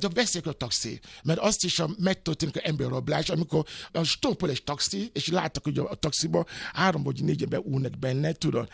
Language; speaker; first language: Hungarian; non-native, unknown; Yoruba